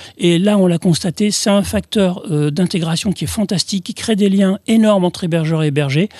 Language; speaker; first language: French; native; French